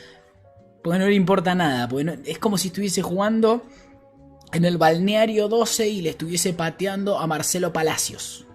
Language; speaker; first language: Spanish; native; Spanish